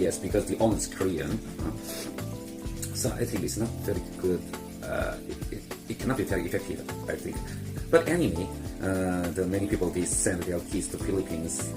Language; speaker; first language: English; non-native, fluent; Korean